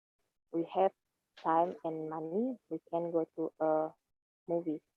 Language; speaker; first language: English; non-native, learner; Indonesian